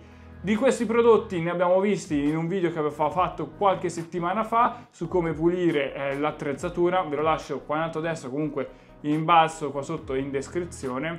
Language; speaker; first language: Italian; native; Italian